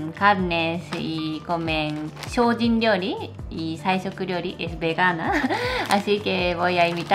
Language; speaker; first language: Spanish; non-native, learner; Japanese